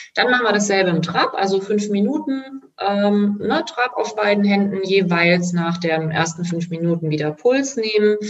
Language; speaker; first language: German; native; German